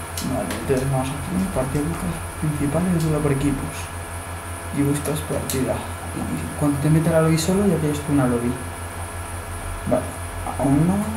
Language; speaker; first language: Spanish; native; Spanish